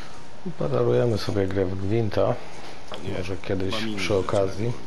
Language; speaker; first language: Polish; native; Polish